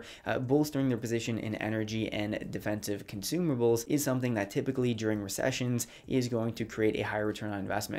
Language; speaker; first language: English; native; English